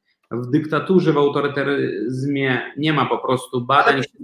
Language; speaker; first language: Polish; non-native, fluent; Belarusian